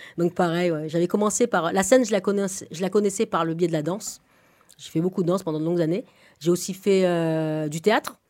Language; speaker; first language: French; native; French